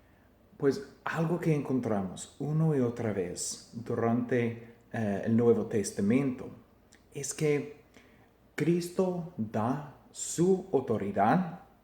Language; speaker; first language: Spanish; non-native, fluent; English